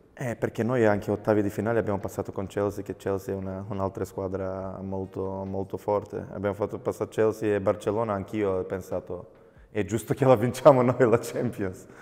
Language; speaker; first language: Italian; non-native, fluent; Macedonian